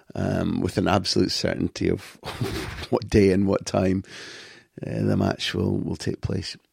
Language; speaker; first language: English; native; English